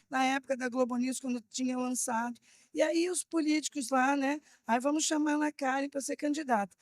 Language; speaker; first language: Portuguese; native; Portuguese